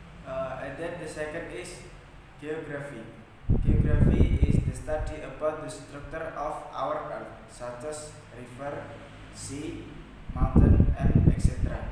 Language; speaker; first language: English; non-native, learner; Indonesian